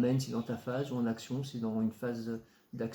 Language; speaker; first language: French; native; French